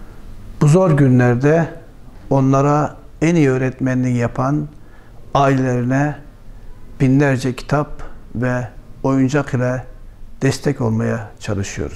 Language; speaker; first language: Turkish; native; Turkish